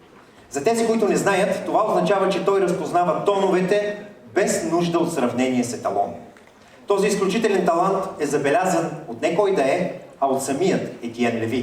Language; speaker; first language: Bulgarian; native; Bulgarian